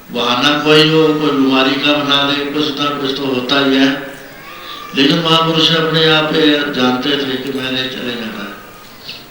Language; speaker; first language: Hindi; non-native, local second language; Punjabi